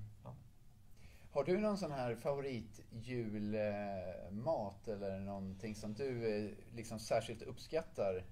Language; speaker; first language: Swedish; native; Swedish